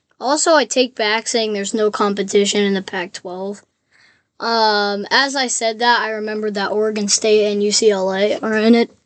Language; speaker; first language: English; native; English